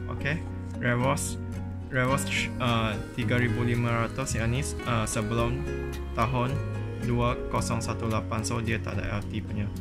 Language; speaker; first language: Malay; native; Malay